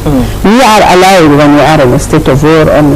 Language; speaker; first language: English; non-native, fluent; Arabic